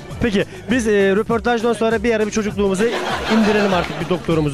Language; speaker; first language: Turkish; native; Turkish